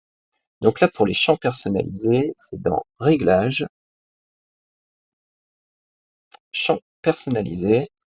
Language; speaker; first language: French; native; French